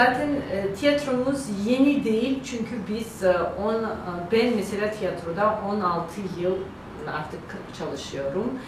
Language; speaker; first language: Turkish; non-native, learner; Georgian